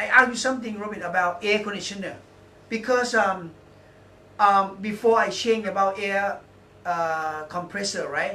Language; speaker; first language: English; non-native, learner; Thai